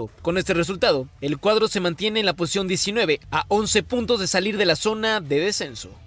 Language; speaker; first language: Spanish; native; Spanish